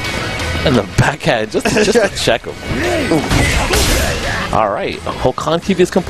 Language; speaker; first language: English; native; English